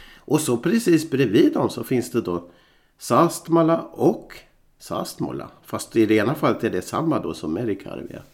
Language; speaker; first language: Swedish; native; Swedish